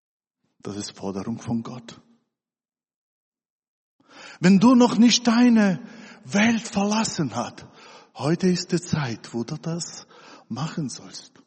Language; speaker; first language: German; non-native, fluent; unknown